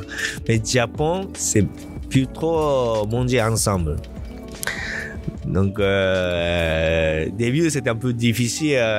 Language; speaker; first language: French; non-native, learner; Japanese